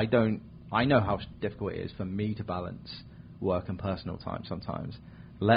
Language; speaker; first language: English; native; English